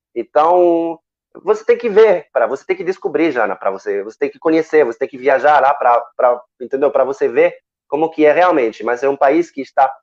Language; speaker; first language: Portuguese; non-native, fluent; Arabic